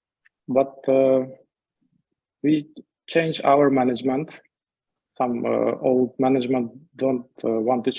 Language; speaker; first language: English; non-native, learner; Ukrainian